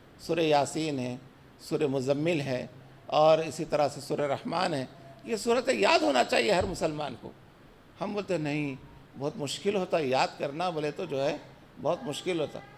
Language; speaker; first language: Urdu; native; Urdu